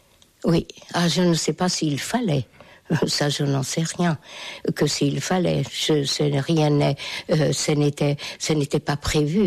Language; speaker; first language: French; non-native, fluent; Hungarian